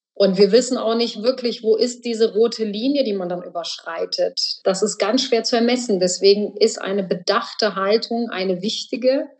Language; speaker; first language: German; early bilingual, other home language; Bosnian